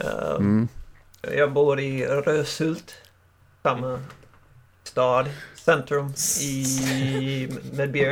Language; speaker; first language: Swedish; non-native, learner; English